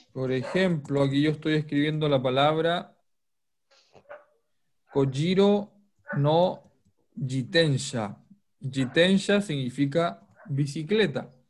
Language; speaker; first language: Spanish; native; Spanish